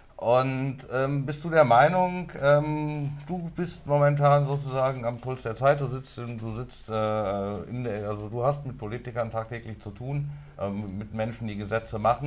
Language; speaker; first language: German; native; German